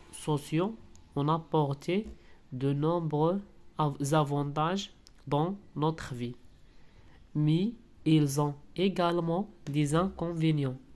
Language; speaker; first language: French; non-native, local second language; Arabic